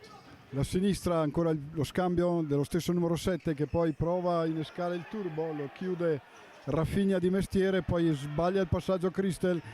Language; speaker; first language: Italian; native; Italian